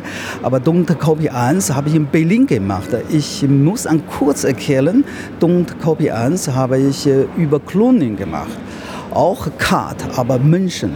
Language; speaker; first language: German; non-native, learner; Chinese